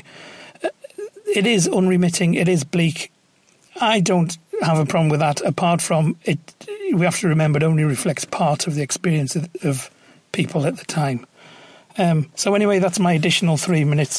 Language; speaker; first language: English; native; English